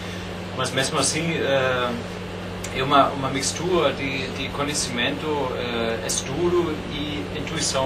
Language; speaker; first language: Portuguese; non-native, fluent; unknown